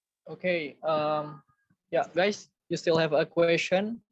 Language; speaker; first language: English; non-native, learner; Indonesian